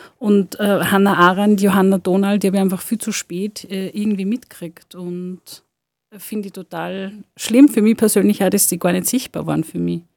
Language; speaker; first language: German; native; German